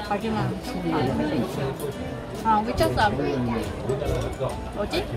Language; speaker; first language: Korean; non-native, learner; Vietnamese